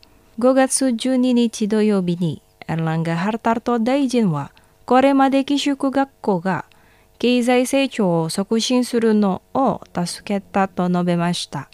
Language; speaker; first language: Japanese; non-native, fluent; Indonesian